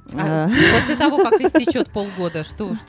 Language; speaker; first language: Russian; native; Russian